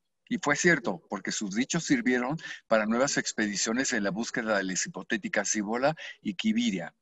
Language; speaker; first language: Spanish; native; Spanish